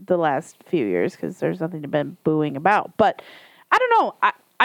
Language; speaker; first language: English; native; English